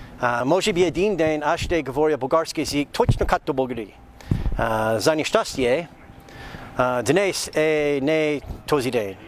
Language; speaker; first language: Bulgarian; non-native, learner; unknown